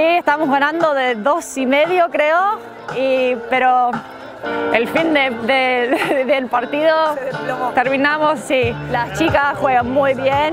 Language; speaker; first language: Spanish; non-native, fluent; English